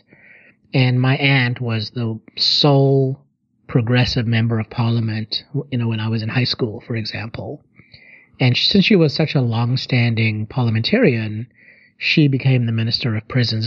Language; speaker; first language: English; native; English